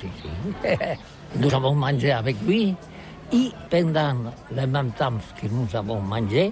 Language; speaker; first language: French; non-native, learner; Catalan